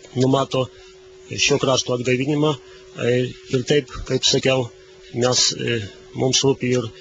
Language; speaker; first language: Lithuanian; non-native, local second language; Polish